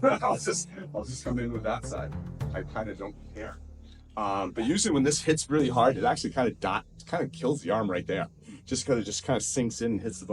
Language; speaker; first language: English; native; English